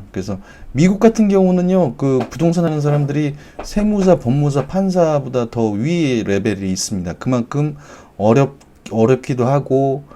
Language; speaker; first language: Korean; native; Korean